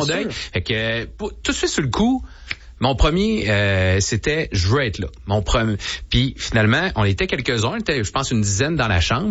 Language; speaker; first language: French; native; French